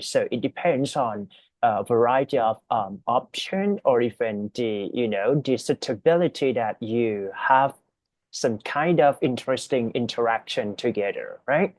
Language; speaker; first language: English; non-native, fluent; Thai